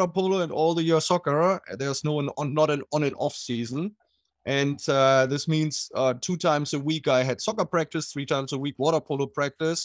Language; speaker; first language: English; non-native, fluent; German